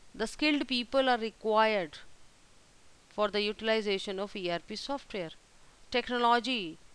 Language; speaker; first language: English; non-native, local second language; Hindi